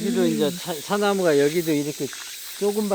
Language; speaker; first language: Korean; native; Korean